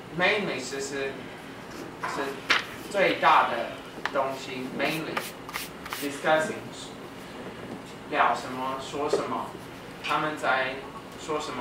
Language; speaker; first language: Chinese; non-native, fluent; English